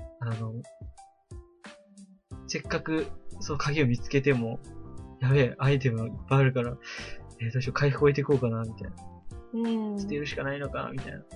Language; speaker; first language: Japanese; native; Japanese